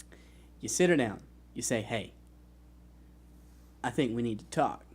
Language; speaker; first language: English; native; English